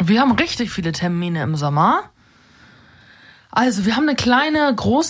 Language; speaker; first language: German; native; German